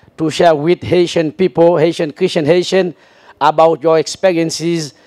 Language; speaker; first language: English; non-native, learner; Haitian Creole